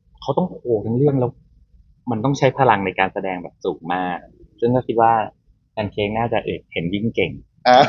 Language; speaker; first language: Thai; native; Thai